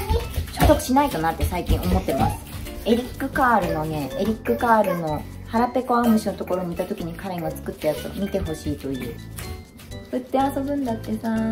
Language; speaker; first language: Japanese; native; Japanese